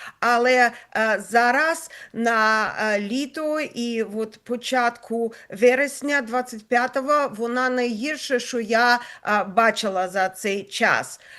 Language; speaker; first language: Ukrainian; non-native, local second language; Russian